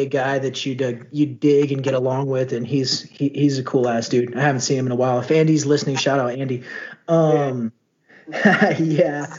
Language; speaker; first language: English; native; English